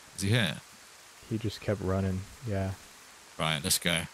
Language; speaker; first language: English; native; English